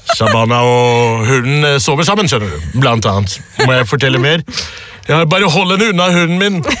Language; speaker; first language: Norwegian; early bilingual, other home language; Urdu